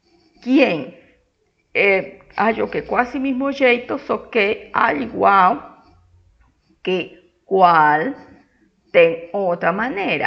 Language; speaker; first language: Portuguese; non-native, fluent; Spanish